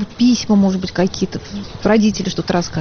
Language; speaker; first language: Russian; native; Russian